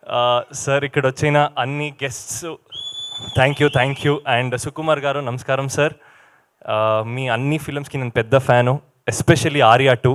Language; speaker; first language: Telugu; non-native, learner; Kannada